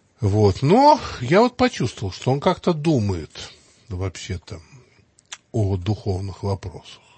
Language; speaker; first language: Russian; native; Russian